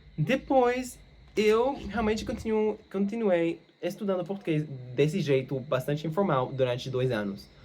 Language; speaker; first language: Portuguese; non-native, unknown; English